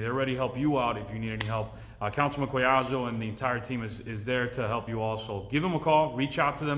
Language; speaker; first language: English; early bilingual, other home language; Spanish